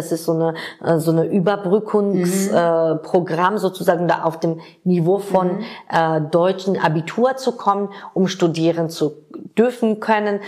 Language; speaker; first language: German; non-native, fluent; Georgian